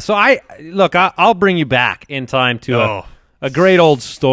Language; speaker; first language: English; native; English